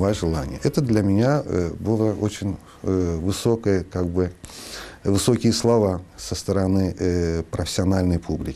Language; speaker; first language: Russian; non-native, local second language; Azerbaijani